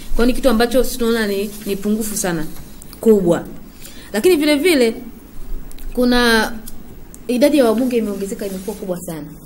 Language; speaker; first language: Swahili; native; Swahili